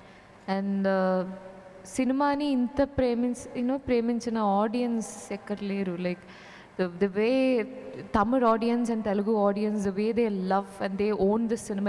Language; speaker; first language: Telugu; non-native, learner; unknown